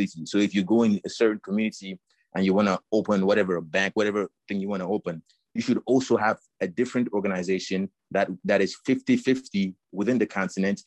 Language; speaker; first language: English; non-native, local second language; French